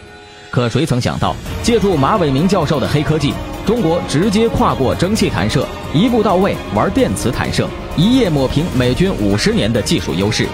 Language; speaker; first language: Chinese; native; Chinese